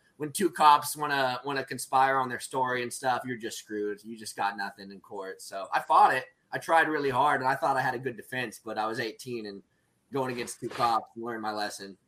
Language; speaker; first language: English; native; English